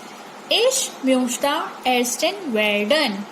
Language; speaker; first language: German; non-native, learner; Hindi